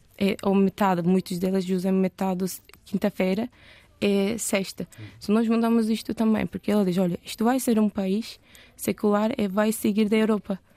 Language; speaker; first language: Portuguese; non-native, learner; Turkish